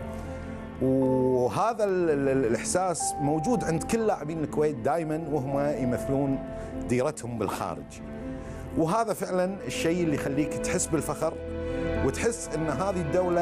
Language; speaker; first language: Arabic; native; Arabic